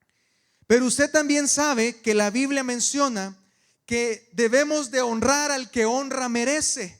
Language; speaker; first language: Spanish; native; Spanish